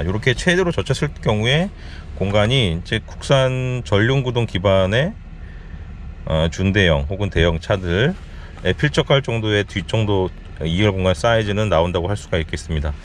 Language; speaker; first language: Korean; native; Korean